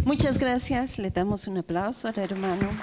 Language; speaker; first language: Spanish; native; Spanish